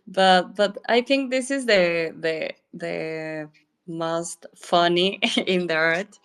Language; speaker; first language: English; non-native, learner; Spanish